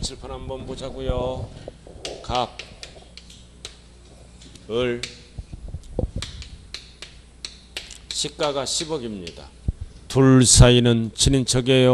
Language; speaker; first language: Korean; native; Korean